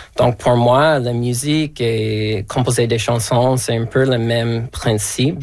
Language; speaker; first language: French; non-native, local second language; English